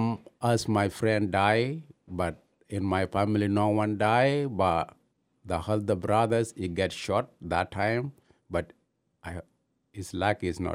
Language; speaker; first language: English; non-native, learner; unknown